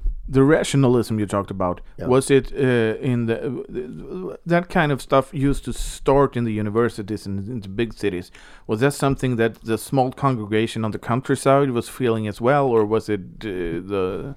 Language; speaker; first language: English; non-native, fluent; Swedish